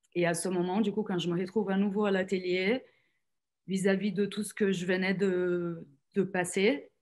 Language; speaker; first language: French; non-native, fluent; Portuguese